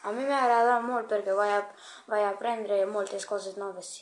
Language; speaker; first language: Catalan; non-native, learner; Spanish